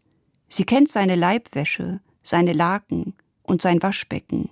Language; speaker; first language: German; native; German